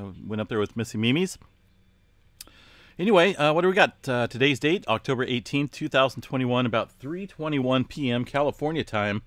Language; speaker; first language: English; native; English